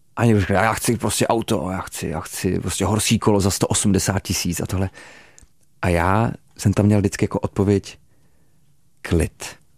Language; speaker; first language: Czech; native; Czech